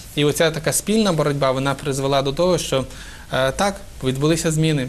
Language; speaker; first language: Ukrainian; native; Ukrainian